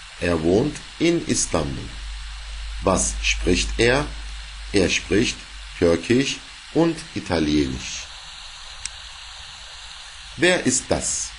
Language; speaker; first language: German; non-native, fluent; Turkish